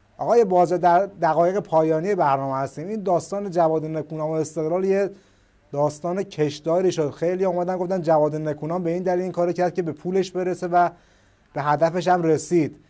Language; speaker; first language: Persian; native; Persian